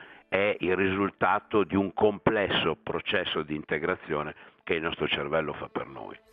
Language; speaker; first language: Italian; native; Italian